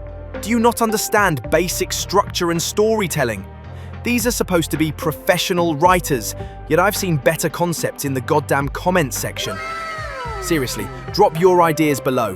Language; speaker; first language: English; native; English